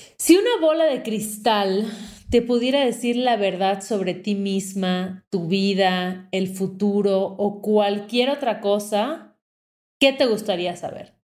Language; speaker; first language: Spanish; native; Spanish